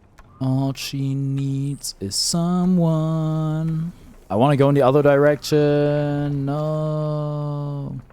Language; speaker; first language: English; native; English